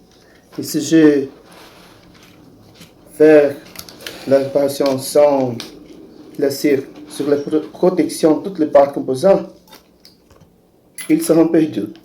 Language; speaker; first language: French; non-native, learner; Portuguese